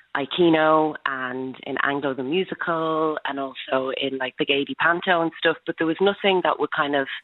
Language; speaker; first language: English; native; English